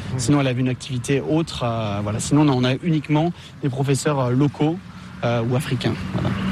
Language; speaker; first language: French; native; French